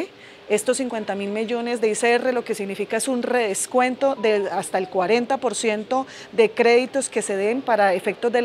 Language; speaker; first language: Spanish; native; Spanish